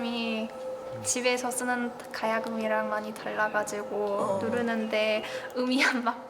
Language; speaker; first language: Korean; early bilingual, heritage; Korean